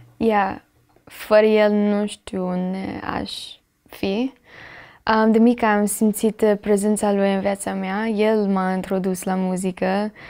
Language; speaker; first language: Romanian; early bilingual, heritage; Romanian